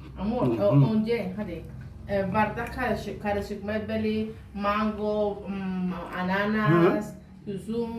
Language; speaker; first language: Turkish; non-native, learner; Spanish